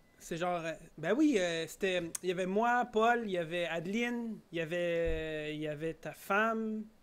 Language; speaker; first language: French; native; French